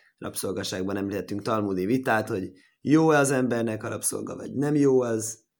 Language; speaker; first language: Hungarian; early bilingual, heritage; Hungarian